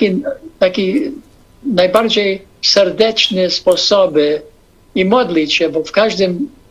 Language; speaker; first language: Polish; non-native, fluent; English